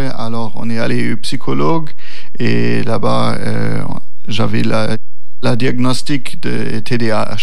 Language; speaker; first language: French; non-native, learner; German